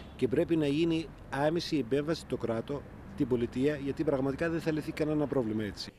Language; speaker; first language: Greek; non-native, fluent; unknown